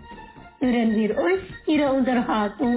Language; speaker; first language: German; non-native, fluent; Indonesian